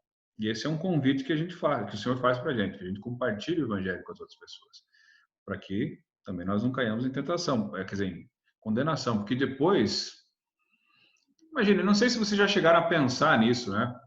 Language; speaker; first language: Portuguese; native; Portuguese